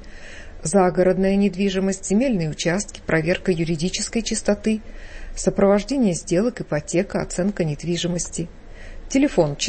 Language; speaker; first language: Russian; native; Russian